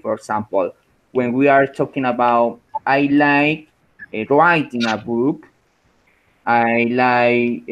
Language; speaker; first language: English; non-native, learner; Spanish